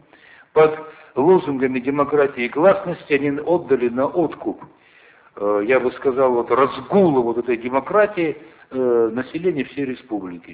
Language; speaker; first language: Russian; non-native, local second language; Ossetic